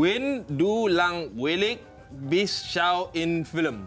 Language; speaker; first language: German; non-native, learner; Malay